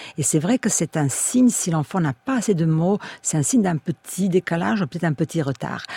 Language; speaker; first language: French; non-native, fluent; Serbian